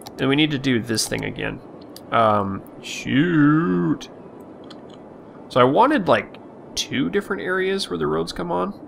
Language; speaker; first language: English; native; English